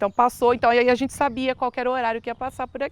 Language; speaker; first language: Portuguese; native; Portuguese